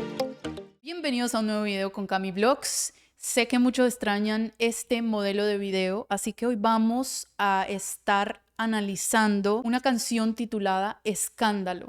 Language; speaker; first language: Spanish; native; Spanish